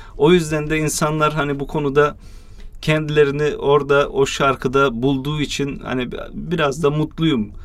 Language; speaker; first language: Turkish; early bilingual, heritage; Turkish